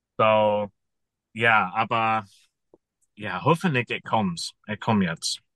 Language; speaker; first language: German; non-native, learner; English